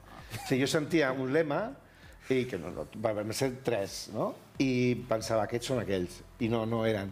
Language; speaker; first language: Catalan; native; Catalan